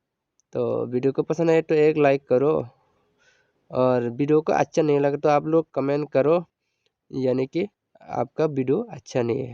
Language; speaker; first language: Hindi; non-native, local second language; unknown